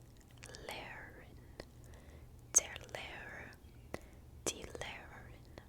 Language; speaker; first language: German; non-native, learner; English